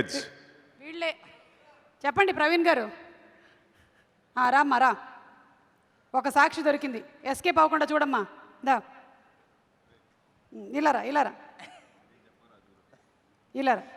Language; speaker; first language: Telugu; native; Telugu